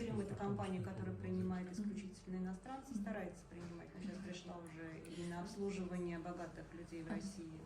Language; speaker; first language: Russian; native; Russian